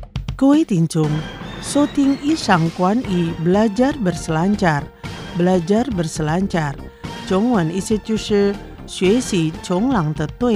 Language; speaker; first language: Chinese; non-native, fluent; Indonesian